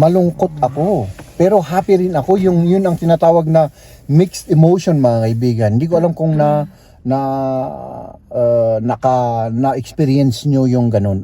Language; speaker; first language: Filipino; native; Filipino